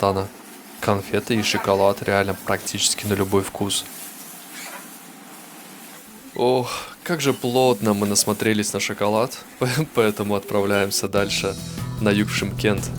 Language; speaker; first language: Russian; native; Russian